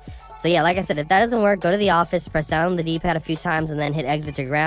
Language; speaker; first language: English; native; English